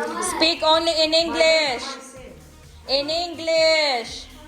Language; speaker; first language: English; non-native, fluent; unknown